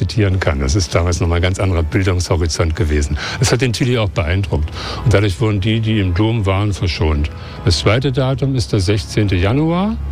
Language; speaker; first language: German; native; German